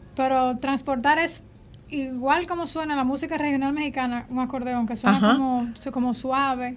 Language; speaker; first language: Spanish; native; Spanish